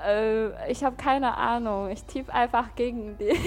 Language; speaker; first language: German; non-native, fluent; Chinese